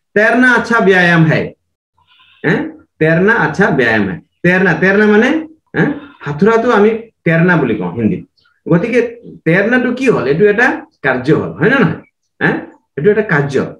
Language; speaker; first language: Hindi; non-native, local second language; Assamese